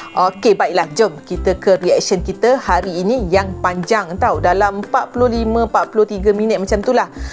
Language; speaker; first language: Malay; native; Malay